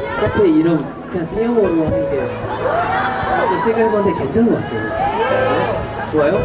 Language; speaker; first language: Korean; non-native, fluent; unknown